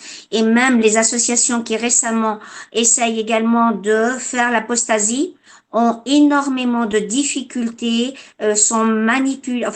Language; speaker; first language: French; non-native, fluent; Spanish